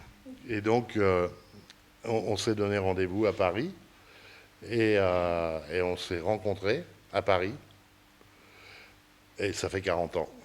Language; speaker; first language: French; early bilingual, other home language; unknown